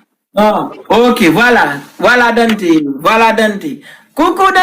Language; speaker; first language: French; non-native, local second language; Haitian Creole